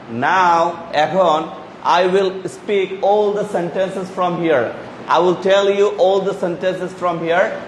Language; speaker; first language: English; non-native, local second language; Bangla